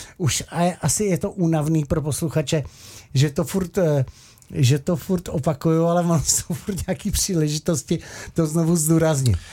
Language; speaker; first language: Czech; native; Czech